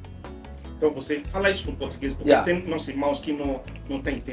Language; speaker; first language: Portuguese; non-native, fluent; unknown